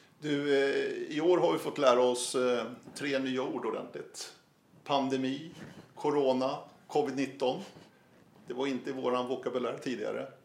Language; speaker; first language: Swedish; native; Swedish